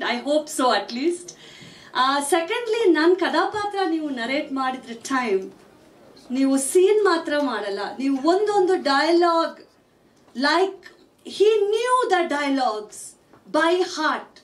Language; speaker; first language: Kannada; non-native, local second language; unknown